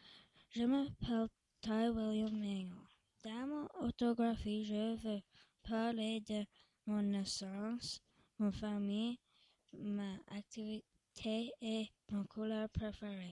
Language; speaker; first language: French; non-native, learner; English